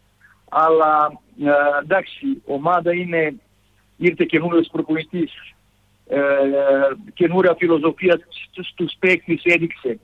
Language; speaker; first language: Greek; non-native, fluent; Serbian